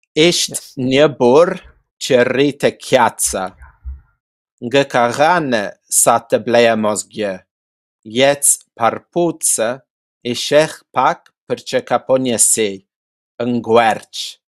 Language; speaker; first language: Albanian; early bilingual, heritage; Albanian